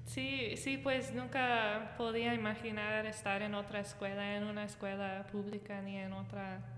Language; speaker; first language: Spanish; early bilingual, heritage; Spanish